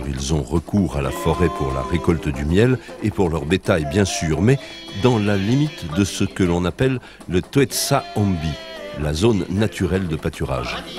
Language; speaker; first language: French; native; French